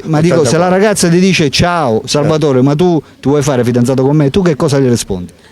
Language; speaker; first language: Italian; native; Italian